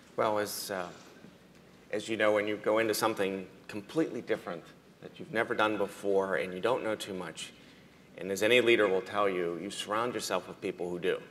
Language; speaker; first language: English; native; English